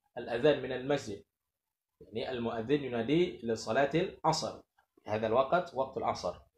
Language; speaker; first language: Arabic; non-native, fluent; Indonesian